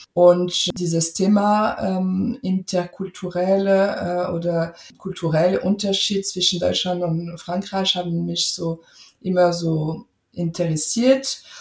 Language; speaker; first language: German; non-native, fluent; French